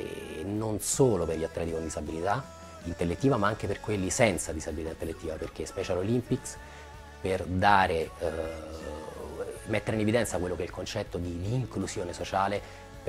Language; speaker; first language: Italian; native; Italian